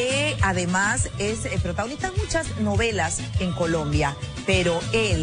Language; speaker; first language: Spanish; native; Spanish